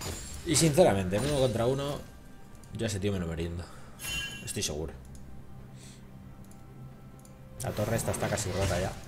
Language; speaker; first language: Spanish; native; Spanish